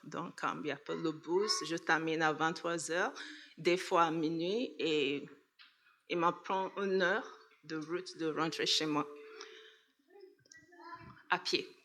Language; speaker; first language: French; non-native, learner; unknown